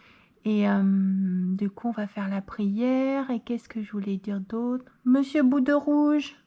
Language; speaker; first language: French; native; French